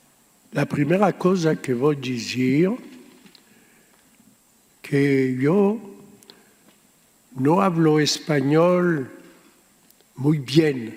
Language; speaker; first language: Spanish; early bilingual, heritage; Spanish